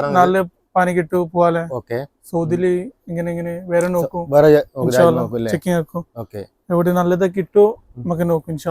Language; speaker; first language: Malayalam; non-native, learner; Bangla